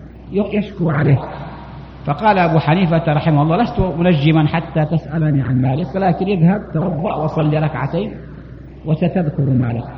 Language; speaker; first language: Arabic; native; Arabic